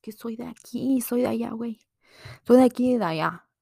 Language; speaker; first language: Spanish; early bilingual, heritage; Spanish